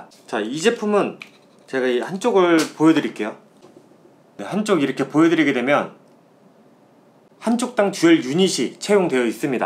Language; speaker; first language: Korean; native; Korean